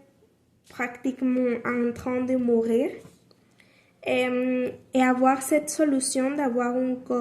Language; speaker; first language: French; non-native, learner; Spanish